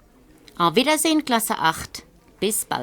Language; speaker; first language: German; non-native, fluent; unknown